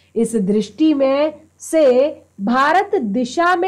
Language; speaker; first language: Hindi; native; Hindi